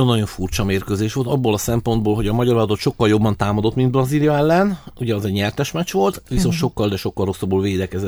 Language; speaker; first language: Hungarian; native; Hungarian